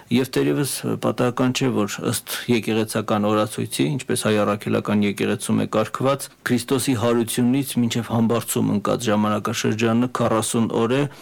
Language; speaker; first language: Armenian; native; Armenian